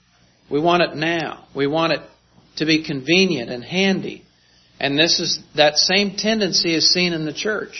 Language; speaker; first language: English; native; English